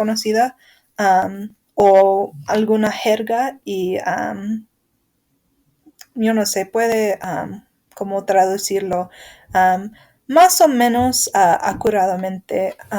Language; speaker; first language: Spanish; non-native, fluent; English